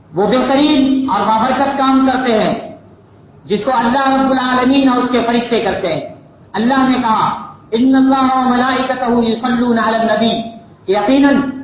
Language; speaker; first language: Urdu; native; Urdu